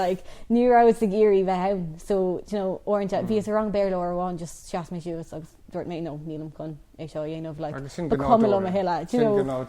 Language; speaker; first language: Irish; non-native, local second language; English